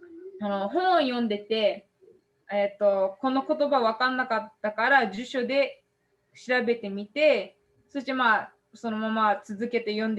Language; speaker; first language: Japanese; non-native, fluent; English